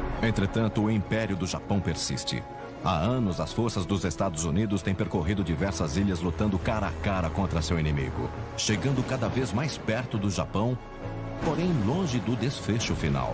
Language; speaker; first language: Portuguese; native; Portuguese